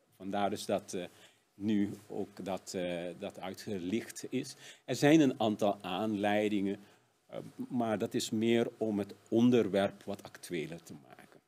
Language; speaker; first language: Dutch; non-native, local second language; Papiamento